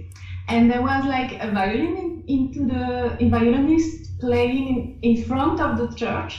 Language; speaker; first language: English; non-native, fluent; French